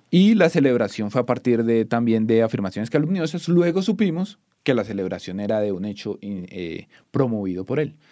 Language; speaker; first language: Spanish; native; Spanish